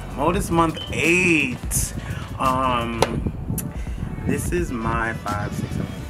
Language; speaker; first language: English; native; English